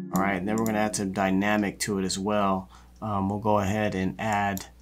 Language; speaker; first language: English; native; English